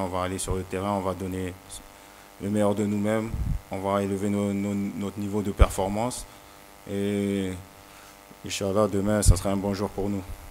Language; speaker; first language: French; early bilingual, heritage; French